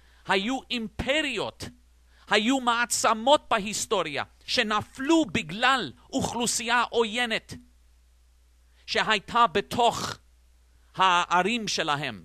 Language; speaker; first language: Hebrew; non-native, fluent; English